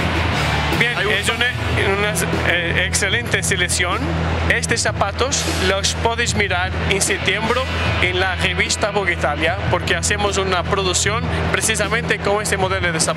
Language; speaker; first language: Spanish; non-native, fluent; Portuguese